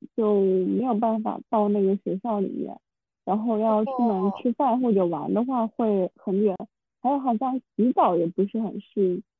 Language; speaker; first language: Chinese; non-native, local second language; Min Nan Chinese